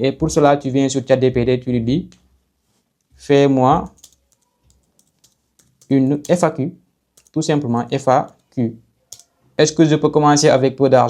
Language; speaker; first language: French; non-native, local second language; Wolof